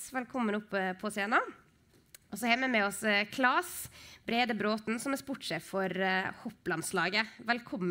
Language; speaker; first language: Norwegian; native; Norwegian